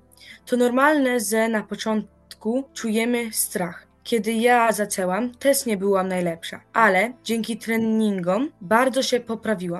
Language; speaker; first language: Polish; early bilingual, heritage; Polish